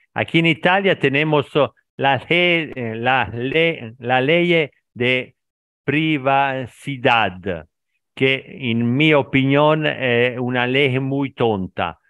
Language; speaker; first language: Spanish; non-native, learner; Italian